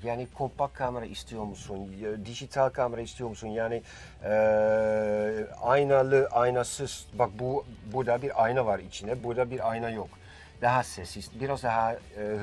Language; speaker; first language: Turkish; non-native, fluent; Dutch